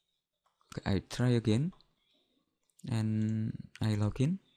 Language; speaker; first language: English; non-native, learner; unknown